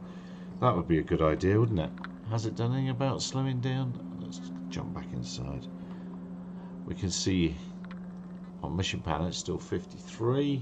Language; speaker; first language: English; native; English